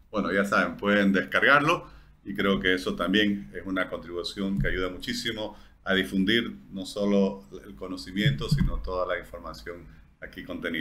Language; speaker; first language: Spanish; native; Spanish